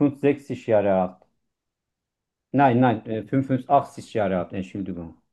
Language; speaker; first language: German; non-native, learner; Turkish